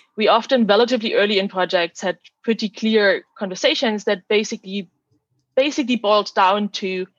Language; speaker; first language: English; non-native, fluent; German